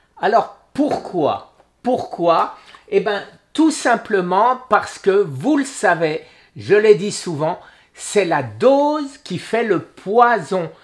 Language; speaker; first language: French; native; French